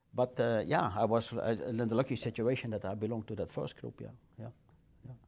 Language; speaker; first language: English; non-native, fluent; Dutch